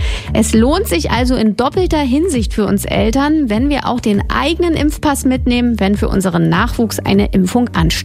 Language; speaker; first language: German; native; German